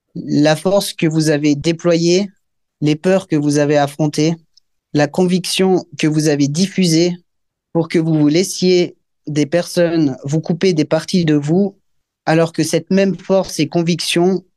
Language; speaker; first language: French; native; French